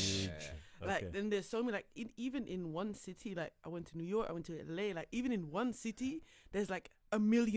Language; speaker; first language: English; non-native, fluent; Dutch